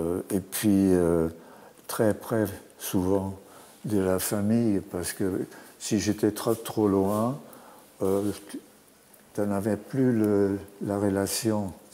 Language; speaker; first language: French; non-native, fluent; German